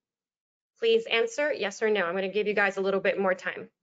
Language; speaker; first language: English; native; English